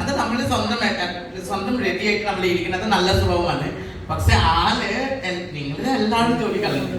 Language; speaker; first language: Malayalam; non-native, local second language; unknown